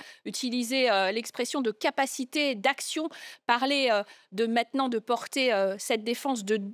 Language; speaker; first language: French; native; French